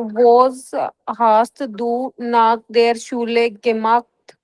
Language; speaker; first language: German; non-native, learner; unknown